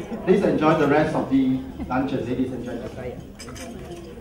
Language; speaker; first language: English; non-native, local second language; Min Nan Chinese